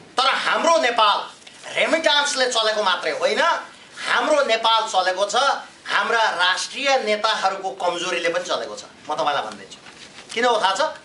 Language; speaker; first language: Nepali; native; Nepali